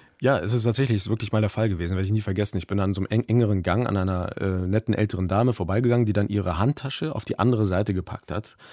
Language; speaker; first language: German; native; German